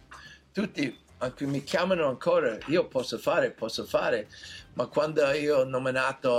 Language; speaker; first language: Italian; non-native, learner; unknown